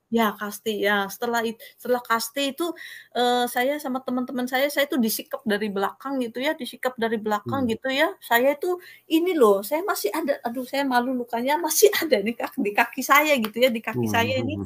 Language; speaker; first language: Indonesian; native; Indonesian